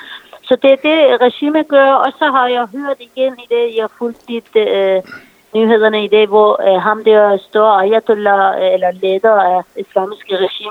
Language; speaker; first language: Danish; non-native, fluent; Persian